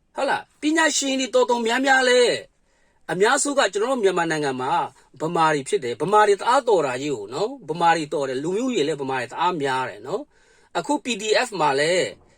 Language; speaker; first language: Burmese; non-native, local second language; Kachin